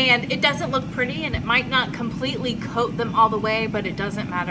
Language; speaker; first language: English; native; English